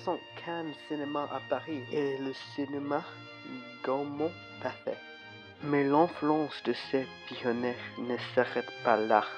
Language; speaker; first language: French; non-native, learner; English